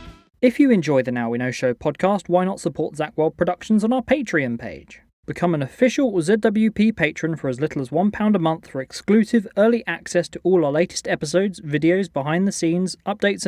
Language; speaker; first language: English; native; English